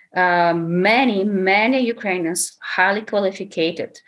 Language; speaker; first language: English; non-native, fluent; Ukrainian